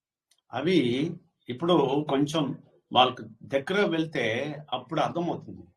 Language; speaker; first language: Telugu; non-native, learner; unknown